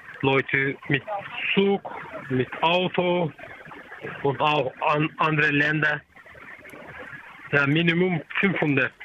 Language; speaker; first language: German; non-native, learner; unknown